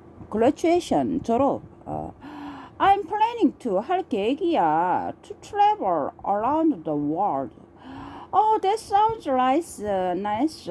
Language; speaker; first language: English; non-native, learner; Korean